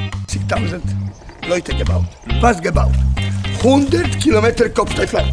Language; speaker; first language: German; non-native, learner; Polish